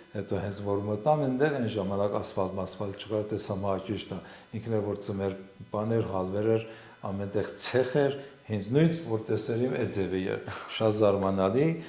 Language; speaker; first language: Armenian; non-native, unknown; Assyrian Neo-Aramaic